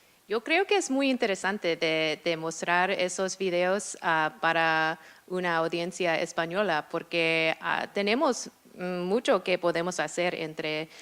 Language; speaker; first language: Spanish; non-native, fluent; English